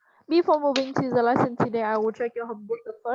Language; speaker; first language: English; non-native, fluent; Vietnamese